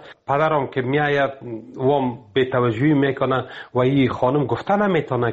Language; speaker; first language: Persian; native; Persian